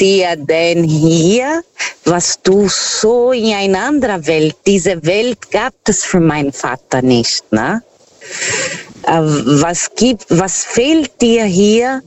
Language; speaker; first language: German; non-native, fluent; Portuguese